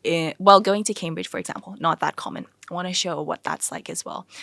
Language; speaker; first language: English; early bilingual, other home language; Thai